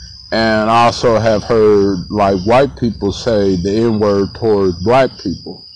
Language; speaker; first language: English; native; English